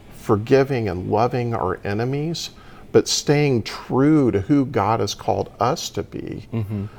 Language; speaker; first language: English; native; English